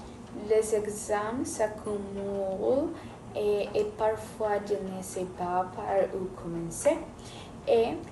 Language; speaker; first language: French; non-native, fluent; Spanish